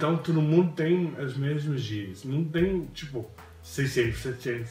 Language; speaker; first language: Portuguese; non-native, fluent; English